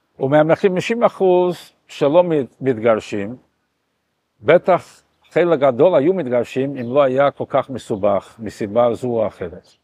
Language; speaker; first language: Hebrew; non-native, fluent; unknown